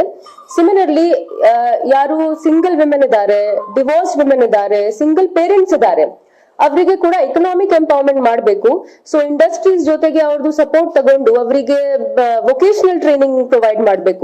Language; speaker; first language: Kannada; non-native, fluent; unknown